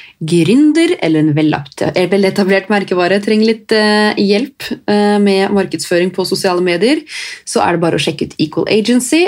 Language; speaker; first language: Norwegian; native; Norwegian